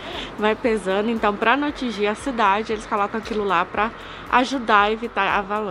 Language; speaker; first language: Portuguese; native; Portuguese